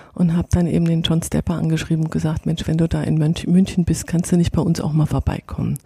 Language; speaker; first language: German; native; German